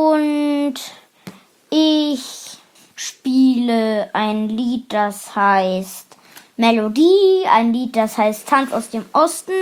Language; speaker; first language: German; native; German